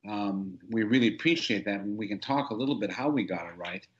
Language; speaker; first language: English; native; English